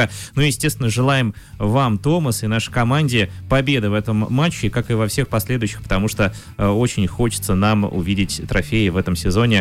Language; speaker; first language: Russian; native; Russian